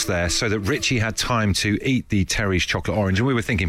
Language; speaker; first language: English; native; English